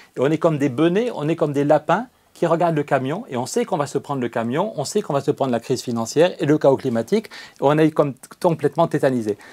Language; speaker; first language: French; native; French